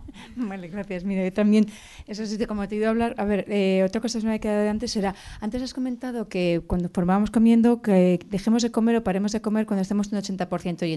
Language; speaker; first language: Spanish; native; Spanish